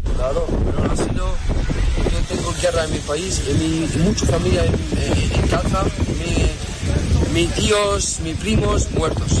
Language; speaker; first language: Spanish; non-native, learner; Arabic